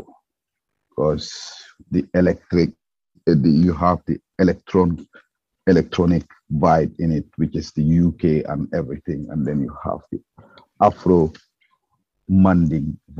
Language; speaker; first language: English; non-native, local second language; Mandingo